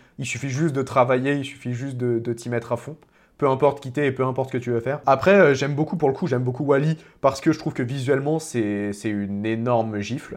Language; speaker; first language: French; native; French